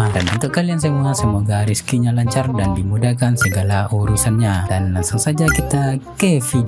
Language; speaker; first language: Indonesian; native; Indonesian